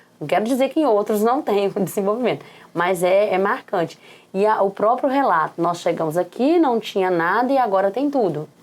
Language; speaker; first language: Portuguese; native; Portuguese